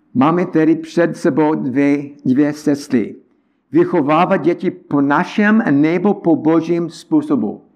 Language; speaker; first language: Czech; non-native, learner; English